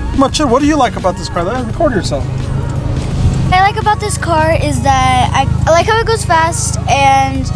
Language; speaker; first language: English; native; English